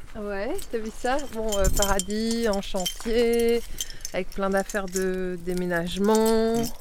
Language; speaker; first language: French; early bilingual, heritage; French